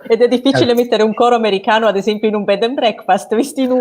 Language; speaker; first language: Italian; native; Italian